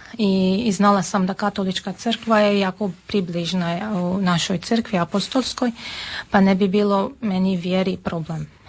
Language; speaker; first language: Serbian; non-native, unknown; Armenian